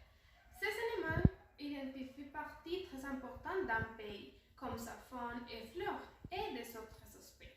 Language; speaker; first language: French; non-native, learner; Spanish